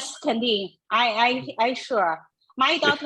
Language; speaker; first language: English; non-native, learner; Chinese